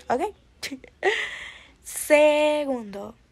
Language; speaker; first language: Spanish; early bilingual, heritage; Spanish